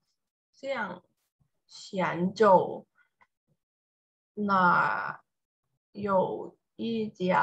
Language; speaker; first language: Chinese; non-native, learner; Thai